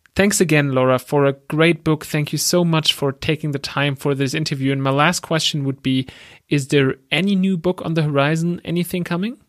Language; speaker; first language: English; non-native, fluent; German